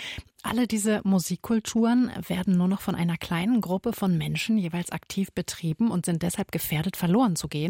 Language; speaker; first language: German; native; German